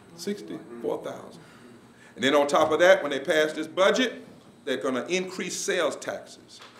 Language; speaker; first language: English; native; English